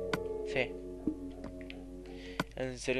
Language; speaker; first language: Spanish; native; Spanish